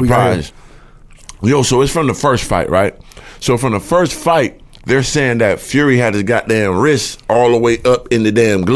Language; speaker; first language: English; native; English